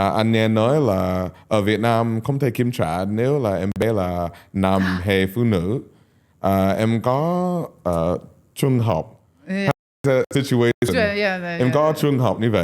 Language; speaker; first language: Vietnamese; non-native, learner; English